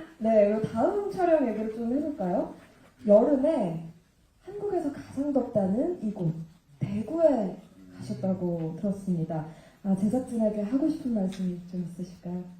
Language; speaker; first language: Korean; native; Korean